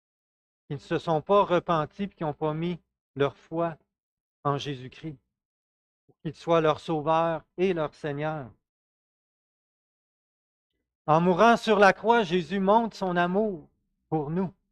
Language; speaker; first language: French; native; French